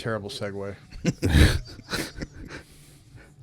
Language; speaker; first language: English; native; English